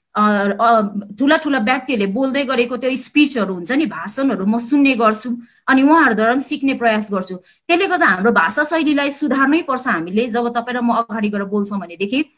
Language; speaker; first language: Nepali; native; Nepali